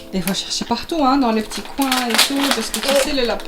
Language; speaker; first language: French; native; French